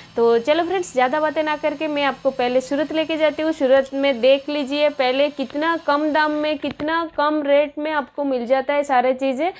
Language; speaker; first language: Hindi; non-native, local second language; Bangla